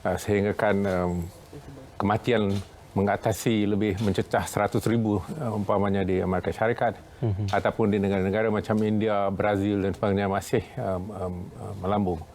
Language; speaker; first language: Malay; non-native, local second language; Tamil